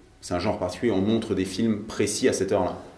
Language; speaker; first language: French; native; French